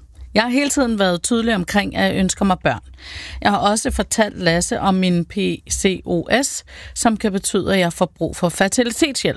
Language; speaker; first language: Danish; native; Danish